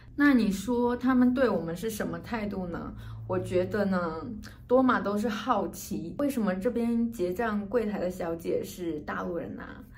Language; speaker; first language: Chinese; native; Chinese